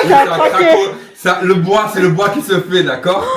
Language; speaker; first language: French; native; French